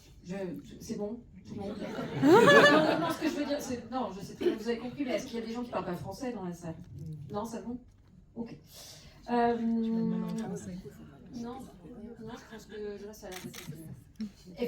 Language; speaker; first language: French; native; French